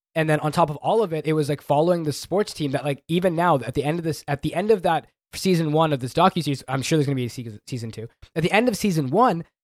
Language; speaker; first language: English; early bilingual, other home language; Hindi